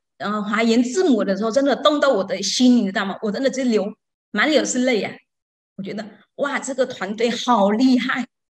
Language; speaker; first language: Chinese; non-native, fluent; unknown